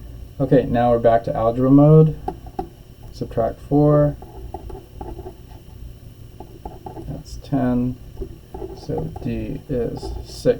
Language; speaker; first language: English; native; English